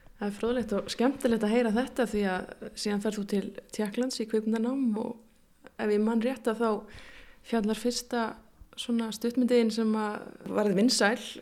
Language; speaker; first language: Icelandic; native; Icelandic